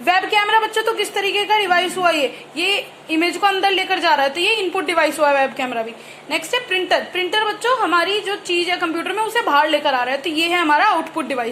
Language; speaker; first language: Hindi; native; Hindi